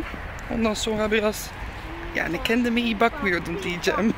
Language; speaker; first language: Turkish; non-native, learner; Dutch